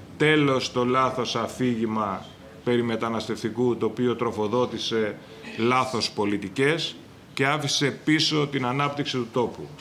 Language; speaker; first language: Greek; native; Greek